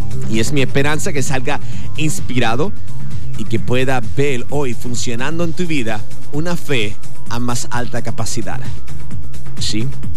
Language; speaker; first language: Spanish; native; Spanish